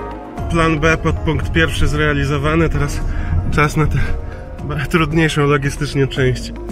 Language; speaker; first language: Polish; native; Polish